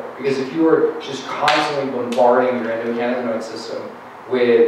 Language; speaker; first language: English; native; English